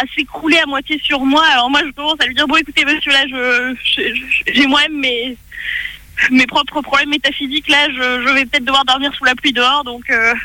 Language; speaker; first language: French; native; French